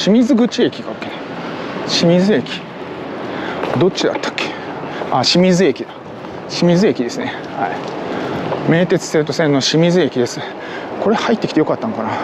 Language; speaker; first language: Japanese; native; Japanese